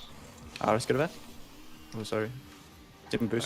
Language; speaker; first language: Welsh; non-native, local second language; English